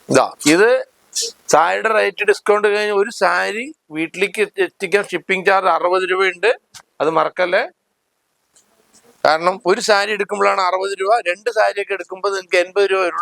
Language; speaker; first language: Malayalam; native; Malayalam